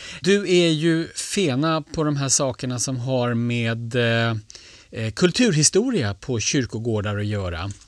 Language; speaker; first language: Swedish; native; Swedish